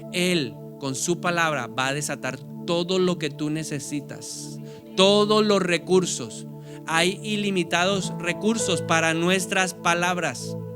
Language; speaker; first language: Spanish; native; Spanish